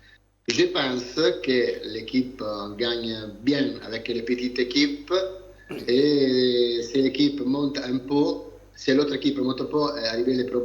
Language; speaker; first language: French; non-native, learner; Italian